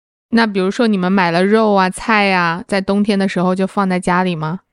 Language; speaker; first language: Chinese; native; Chinese